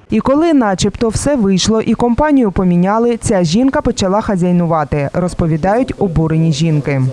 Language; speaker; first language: Ukrainian; native; Ukrainian